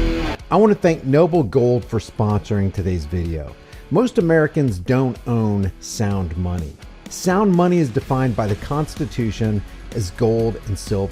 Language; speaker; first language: English; native; English